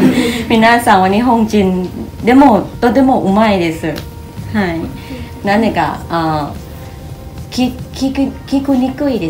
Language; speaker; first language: Japanese; non-native, learner; Thai